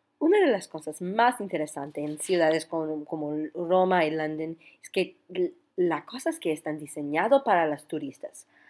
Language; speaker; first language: Spanish; non-native, learner; English